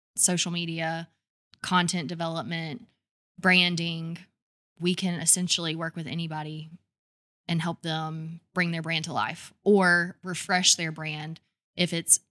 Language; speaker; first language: English; native; English